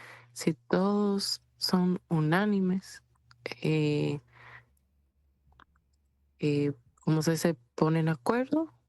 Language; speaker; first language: Spanish; non-native, fluent; English